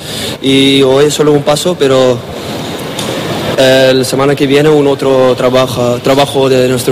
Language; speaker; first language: Spanish; non-native, learner; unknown